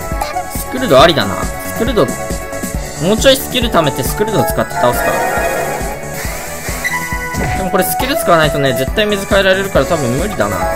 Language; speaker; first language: Japanese; native; Japanese